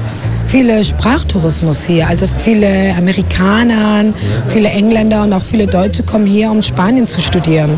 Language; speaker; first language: German; non-native, fluent; Spanish